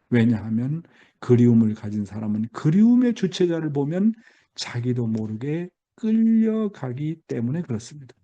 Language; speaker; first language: Korean; native; Korean